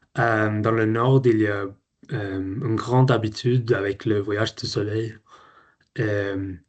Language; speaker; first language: French; non-native, learner; Swedish